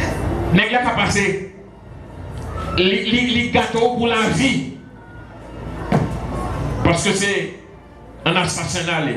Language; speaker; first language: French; non-native, local second language; Haitian Creole